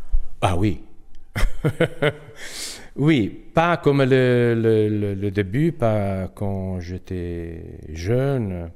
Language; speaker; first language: French; non-native, learner; Italian